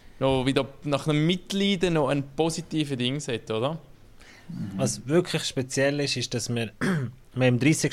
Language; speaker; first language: German; native; German